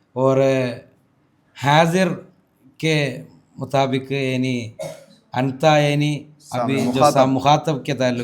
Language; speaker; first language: Hindi; non-native, local second language; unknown